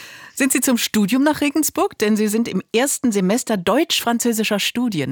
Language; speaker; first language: German; native; German